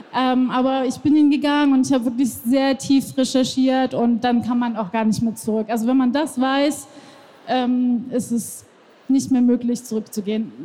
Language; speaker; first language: German; non-native, fluent; Persian